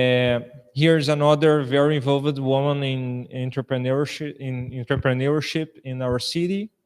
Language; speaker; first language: English; non-native, fluent; Portuguese